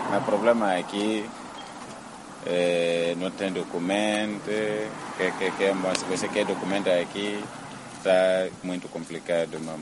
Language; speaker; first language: Portuguese; non-native, learner; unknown